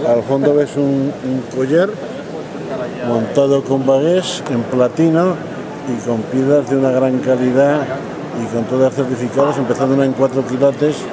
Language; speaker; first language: Spanish; native; Spanish